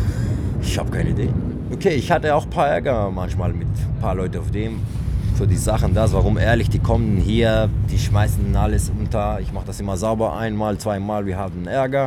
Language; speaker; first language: German; non-native, learner; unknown